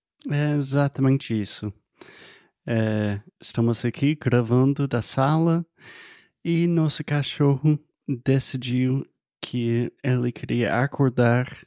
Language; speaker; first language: Portuguese; non-native, learner; English